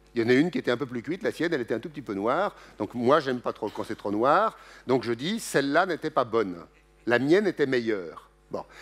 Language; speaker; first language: French; native; French